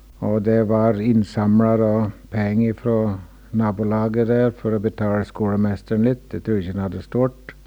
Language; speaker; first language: Norwegian; early bilingual, heritage; Norwegian